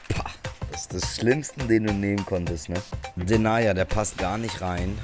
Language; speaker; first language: German; early bilingual, other home language; Russian